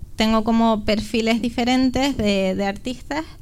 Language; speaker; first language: Spanish; native; Spanish